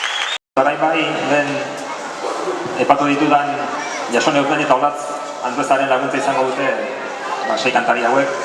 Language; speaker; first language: Basque; native; Basque